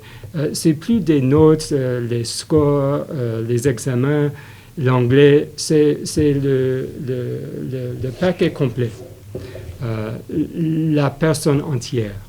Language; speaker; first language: French; non-native, fluent; English